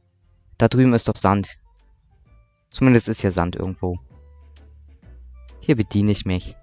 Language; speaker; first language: German; native; German